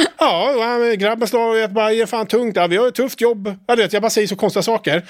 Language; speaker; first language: Swedish; native; Swedish